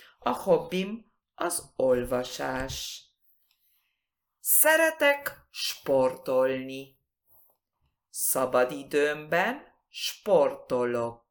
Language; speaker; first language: Hungarian; early bilingual, heritage; Spanish